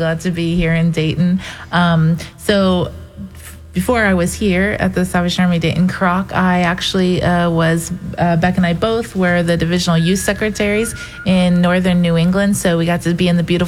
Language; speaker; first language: English; native; English